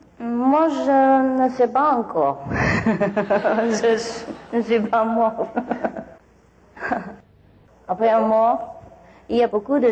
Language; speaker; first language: French; non-native, learner; Vietnamese